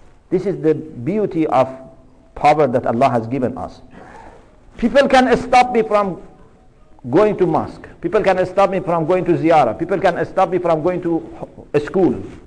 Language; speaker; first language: English; non-native, fluent; Persian